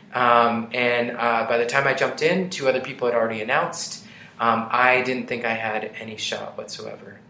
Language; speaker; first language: English; native; English